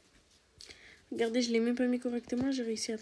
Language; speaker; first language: French; native; French